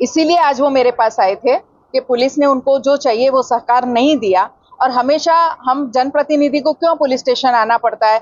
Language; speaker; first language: Hindi; native; Hindi